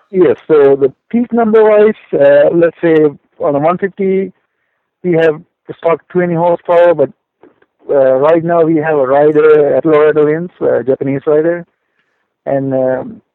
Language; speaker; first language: English; non-native, local second language; Sinhala